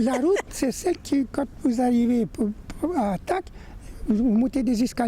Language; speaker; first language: French; native; French